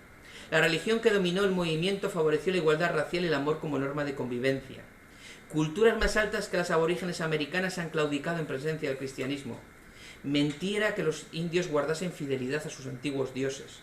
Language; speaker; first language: Spanish; native; Spanish